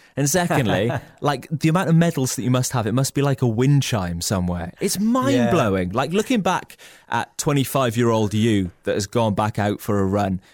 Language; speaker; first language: English; native; English